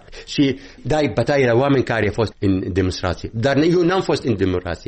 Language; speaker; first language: Romanian; non-native, learner; Arabic